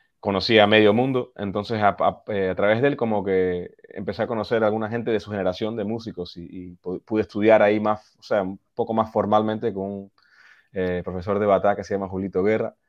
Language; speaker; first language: Spanish; early bilingual, heritage; Spanish